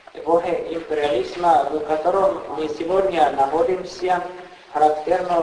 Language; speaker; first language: Russian; non-native, fluent; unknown